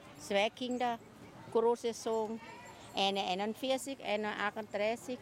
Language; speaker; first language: German; non-native, learner; Thai